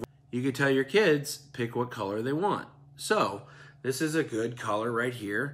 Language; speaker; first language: English; native; English